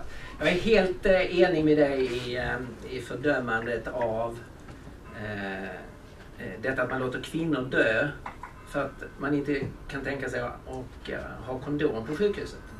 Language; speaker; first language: Swedish; native; Swedish